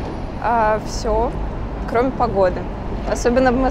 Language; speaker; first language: Russian; native; Russian